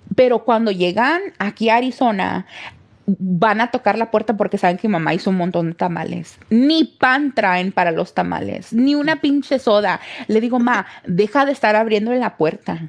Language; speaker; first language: Spanish; early bilingual, heritage; Spanish